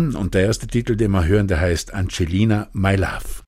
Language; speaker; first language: German; native; German